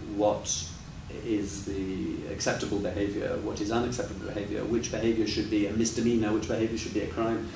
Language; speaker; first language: English; native; English